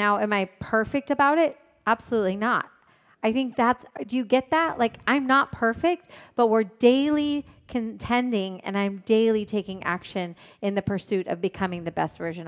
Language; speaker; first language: English; native; English